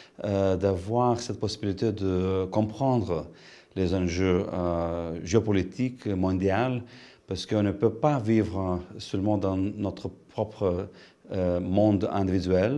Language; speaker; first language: French; non-native, fluent; Lithuanian